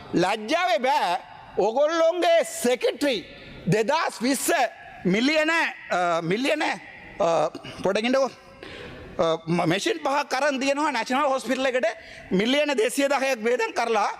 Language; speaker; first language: Sinhala; non-native, local second language; Tamil